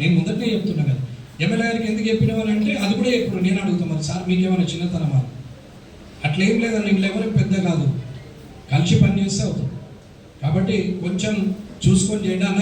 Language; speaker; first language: Telugu; native; Telugu